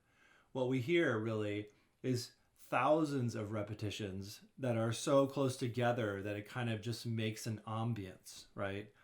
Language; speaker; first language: English; native; English